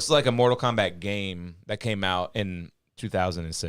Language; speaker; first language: English; native; English